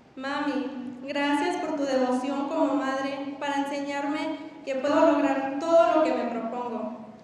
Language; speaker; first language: Spanish; early bilingual, other home language; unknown